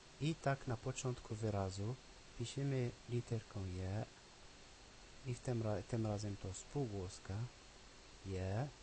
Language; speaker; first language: Polish; non-native, learner; Arabic